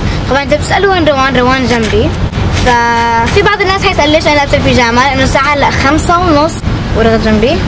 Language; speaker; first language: Arabic; native; Arabic